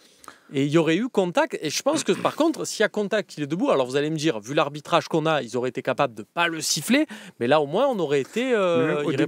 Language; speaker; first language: French; native; French